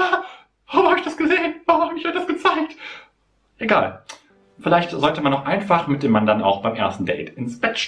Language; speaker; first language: German; native; German